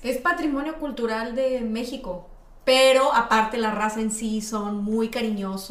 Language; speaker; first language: Spanish; native; Spanish